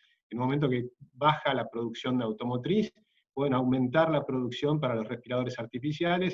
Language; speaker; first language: Spanish; native; Spanish